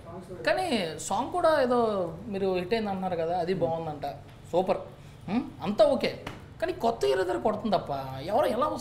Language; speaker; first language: Telugu; native; Telugu